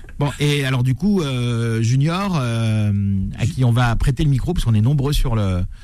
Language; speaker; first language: French; native; French